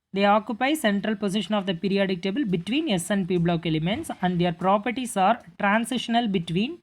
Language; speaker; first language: English; non-native, local second language; Tamil